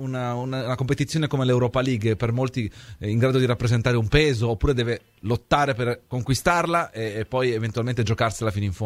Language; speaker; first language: Italian; native; Italian